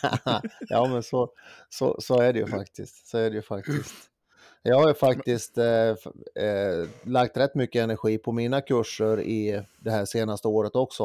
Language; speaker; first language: Swedish; native; Swedish